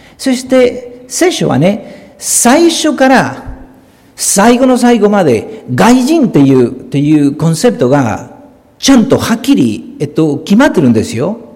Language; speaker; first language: Japanese; non-native, fluent; Spanish